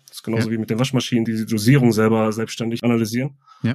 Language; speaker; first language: German; native; German